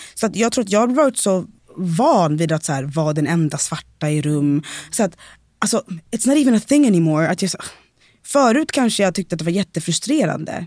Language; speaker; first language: Swedish; native; Swedish